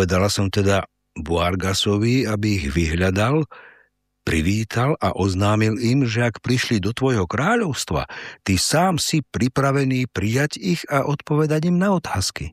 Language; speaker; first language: Slovak; native; Slovak